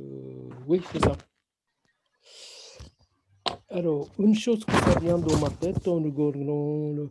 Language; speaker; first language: French; non-native, fluent; Japanese